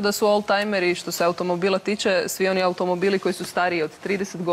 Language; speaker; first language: Croatian; native; Croatian